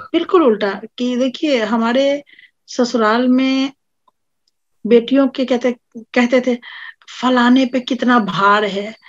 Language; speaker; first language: Hindi; non-native, local second language; Maithili